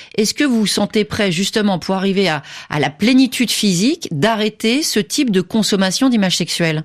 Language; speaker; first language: French; native; French